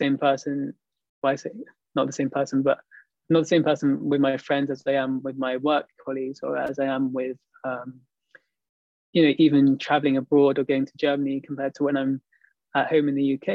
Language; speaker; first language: English; native; English